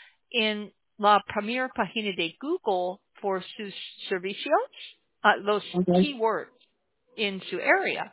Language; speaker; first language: Spanish; non-native, learner; English